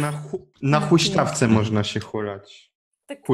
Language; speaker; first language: Slovak; non-native, learner; Polish